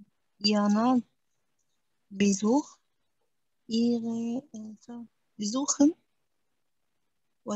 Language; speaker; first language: German; non-native, learner; Arabic